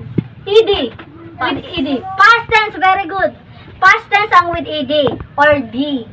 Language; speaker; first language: English; non-native, local second language; Cebuano